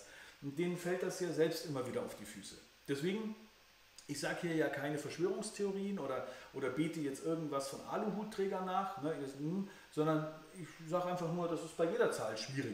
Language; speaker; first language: German; native; German